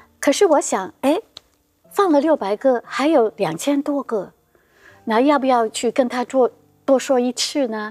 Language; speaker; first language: Chinese; non-native, local second language; Cantonese